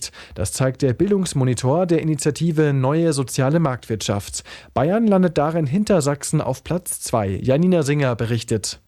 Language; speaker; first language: German; native; German